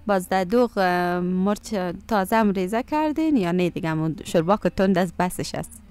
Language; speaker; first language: Persian; native; Persian